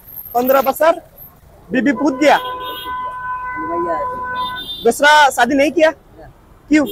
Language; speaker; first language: Hindi; non-native, learner; Bangla